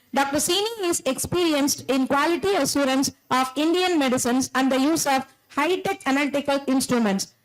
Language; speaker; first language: English; non-native, local second language; Tamil